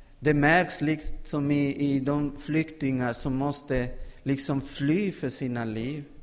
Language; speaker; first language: Swedish; non-native, fluent; Spanish